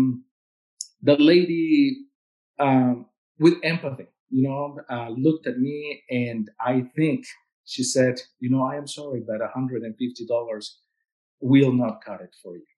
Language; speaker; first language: English; non-native, fluent; Spanish